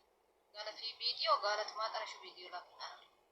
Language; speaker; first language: Arabic; non-native, learner; Oromo